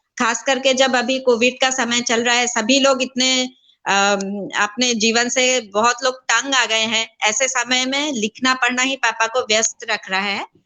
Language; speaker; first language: Hindi; native; Hindi